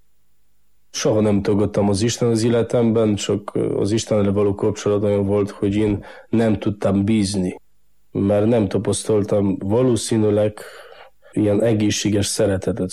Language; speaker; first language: Hungarian; non-native, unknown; Polish